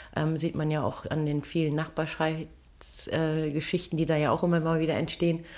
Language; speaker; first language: German; early bilingual, other home language; Turkish